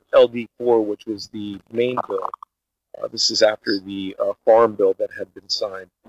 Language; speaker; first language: English; early bilingual, other home language; Portuguese